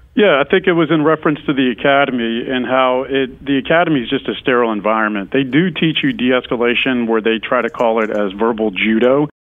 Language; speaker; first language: English; native; English